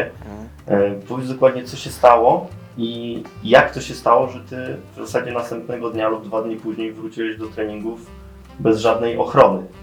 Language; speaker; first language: Polish; native; Polish